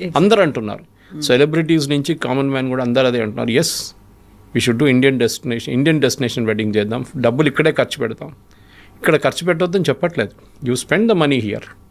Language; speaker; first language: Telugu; non-native, fluent; Malayalam